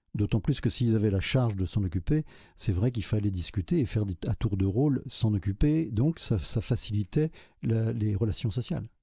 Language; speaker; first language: French; native; French